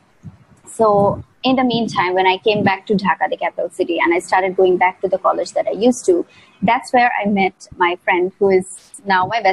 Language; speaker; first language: English; non-native, local second language; Bangla